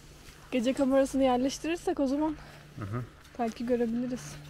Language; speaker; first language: Turkish; native; Turkish